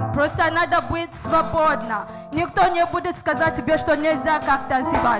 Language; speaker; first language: Russian; non-native, fluent; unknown